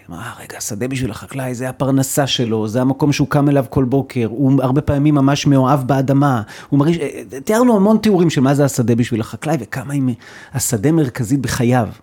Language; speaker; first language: Hebrew; native; Hebrew